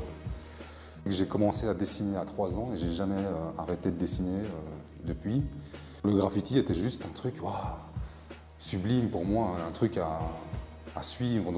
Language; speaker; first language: French; native; French